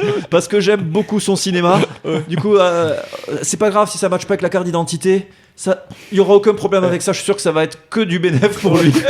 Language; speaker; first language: French; native; French